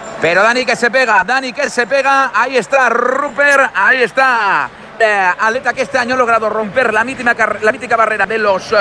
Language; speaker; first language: Spanish; native; Spanish